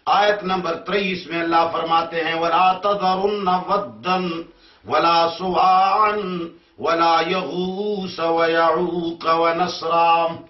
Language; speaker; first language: Urdu; non-native, local second language; Pashto